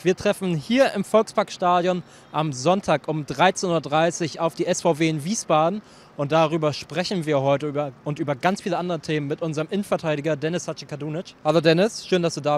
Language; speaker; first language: German; native; German